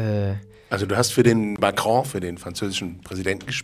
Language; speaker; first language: German; native; German